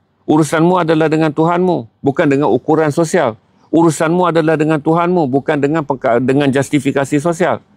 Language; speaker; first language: Malay; native; Malay